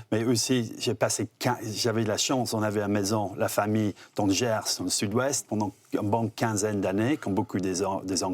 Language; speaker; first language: French; non-native, fluent; English